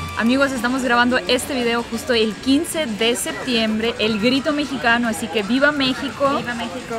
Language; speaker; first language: Spanish; non-native, fluent; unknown